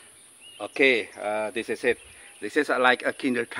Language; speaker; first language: English; non-native, learner; Indonesian